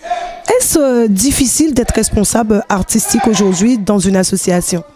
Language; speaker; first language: French; native; French